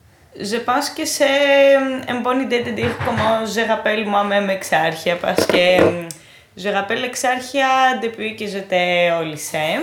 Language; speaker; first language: French; non-native, fluent; Greek